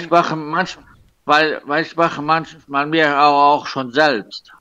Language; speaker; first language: German; non-native, local second language; Luxembourgish